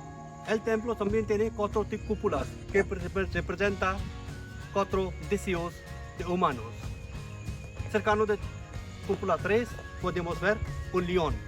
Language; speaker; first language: Spanish; non-native, learner; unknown